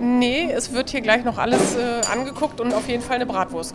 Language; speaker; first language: German; native; German